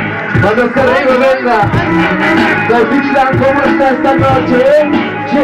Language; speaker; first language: Spanish; native; Spanish